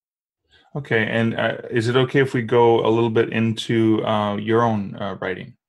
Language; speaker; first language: English; native; English